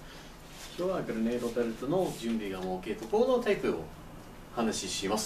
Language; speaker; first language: Japanese; non-native, learner; English